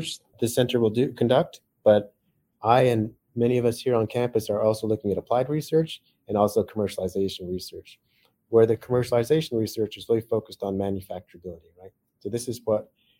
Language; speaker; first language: English; native; English